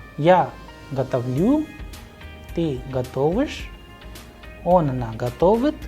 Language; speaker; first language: Russian; non-native, fluent; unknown